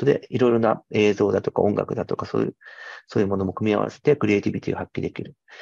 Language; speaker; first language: Japanese; native; Japanese